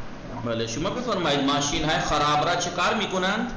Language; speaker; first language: Persian; non-native, fluent; Urdu